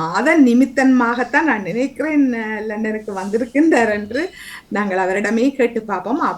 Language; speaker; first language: Tamil; native; Tamil